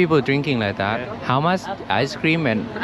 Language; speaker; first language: English; non-native, learner; Thai